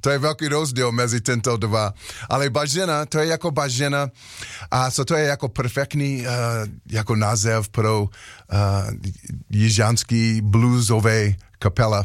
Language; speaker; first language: Czech; non-native, learner; English